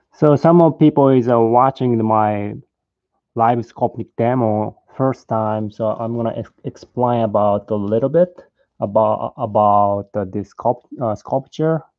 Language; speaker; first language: English; non-native, learner; Japanese